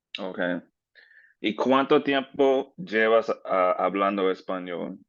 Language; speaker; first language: Spanish; native; Spanish